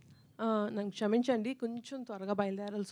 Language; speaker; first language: Telugu; native; Telugu